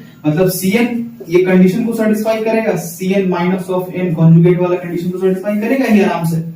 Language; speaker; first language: Hindi; native; Hindi